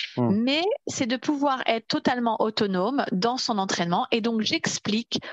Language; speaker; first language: French; native; French